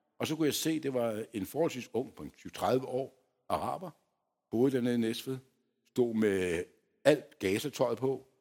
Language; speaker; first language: Danish; early bilingual, other home language; Polish